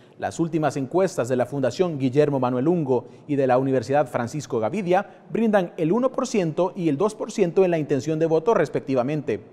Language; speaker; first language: Spanish; native; Spanish